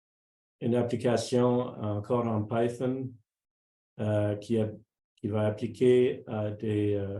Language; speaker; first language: French; non-native, local second language; English